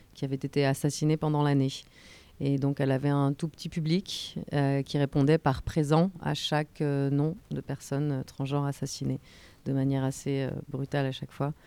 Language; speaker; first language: French; native; French